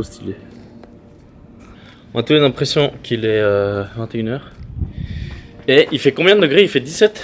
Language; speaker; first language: French; native; French